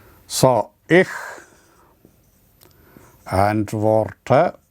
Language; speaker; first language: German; non-native, learner; Malayalam